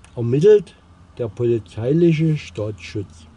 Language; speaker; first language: German; native; German